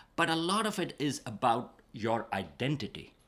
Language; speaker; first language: English; non-native, local second language; Urdu